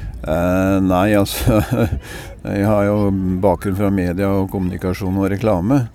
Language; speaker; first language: Norwegian; native; Norwegian